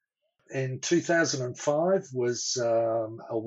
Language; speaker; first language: English; native; English